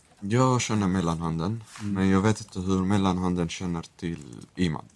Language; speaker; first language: Swedish; non-native, fluent; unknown